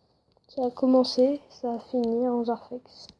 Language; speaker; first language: French; native; French